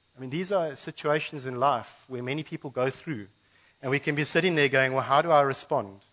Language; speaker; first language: English; native; English